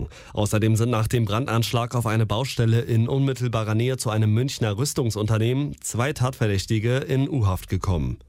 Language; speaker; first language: German; native; German